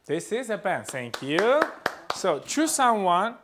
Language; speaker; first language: English; non-native, fluent; Uzbek